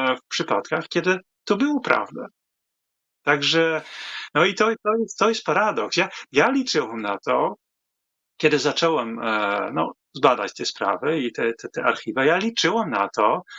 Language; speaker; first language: Polish; non-native, fluent; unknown